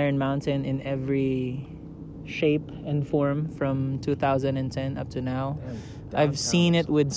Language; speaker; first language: English; non-native, local second language; Filipino